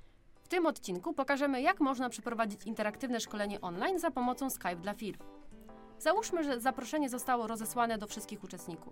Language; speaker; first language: Polish; native; Polish